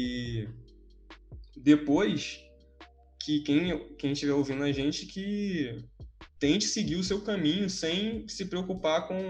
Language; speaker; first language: Portuguese; native; Portuguese